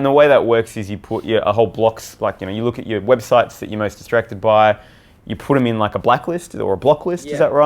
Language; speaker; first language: English; native; English